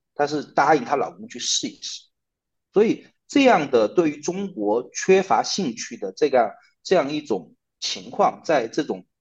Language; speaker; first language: Chinese; native; Chinese